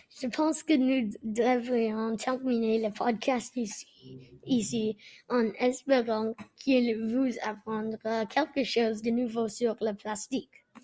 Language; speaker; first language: French; non-native, learner; English